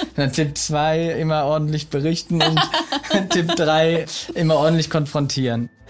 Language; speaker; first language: German; native; German